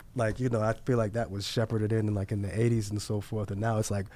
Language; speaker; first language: English; native; English